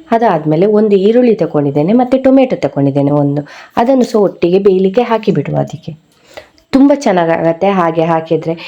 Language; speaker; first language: Kannada; non-native, local second language; Tulu